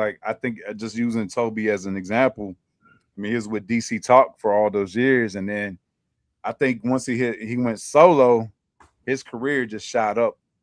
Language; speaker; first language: English; native; English